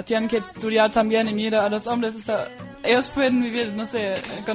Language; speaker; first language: Spanish; non-native, fluent; German